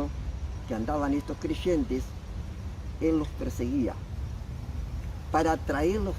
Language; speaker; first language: Spanish; native; Spanish